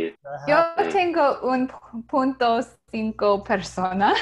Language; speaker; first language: Spanish; non-native, learner; English